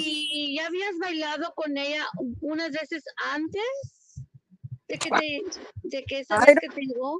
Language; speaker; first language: Spanish; early bilingual, heritage; Spanish